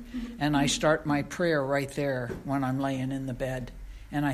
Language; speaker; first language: English; native; English